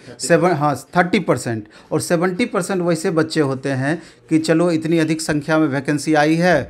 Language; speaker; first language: Hindi; native; Hindi